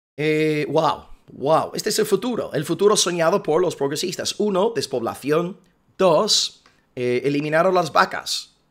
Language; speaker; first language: Spanish; non-native, fluent; English